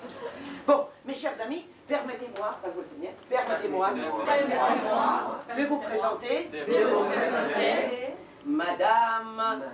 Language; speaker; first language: French; non-native, learner; Russian